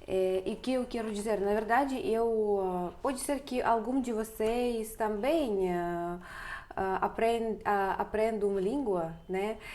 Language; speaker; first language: Portuguese; non-native, fluent; Russian